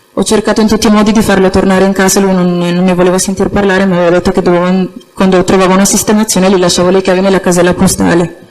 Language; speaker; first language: Italian; early bilingual, other home language; Arabic